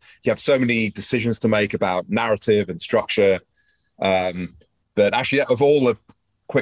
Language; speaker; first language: English; native; English